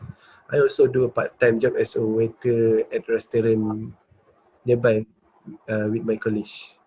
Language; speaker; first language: English; non-native, learner; Malay